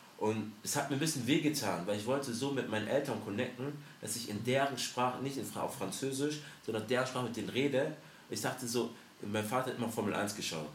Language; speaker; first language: German; early bilingual, other home language; French